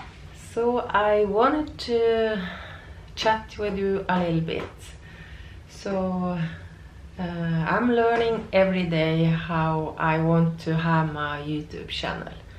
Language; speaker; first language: English; non-native, learner; Norwegian